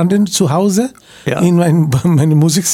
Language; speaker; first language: German; non-native, learner; Bangla